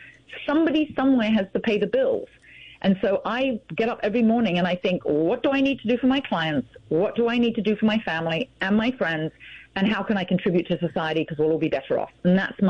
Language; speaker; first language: English; native; English